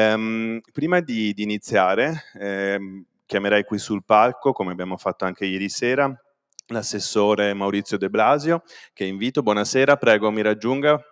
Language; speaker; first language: Italian; native; Italian